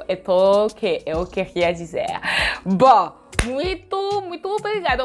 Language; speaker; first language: Portuguese; non-native, learner; French